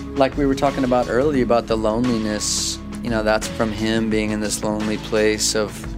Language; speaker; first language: English; native; English